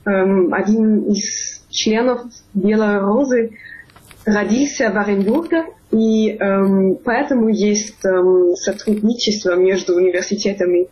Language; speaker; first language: Russian; non-native, fluent; German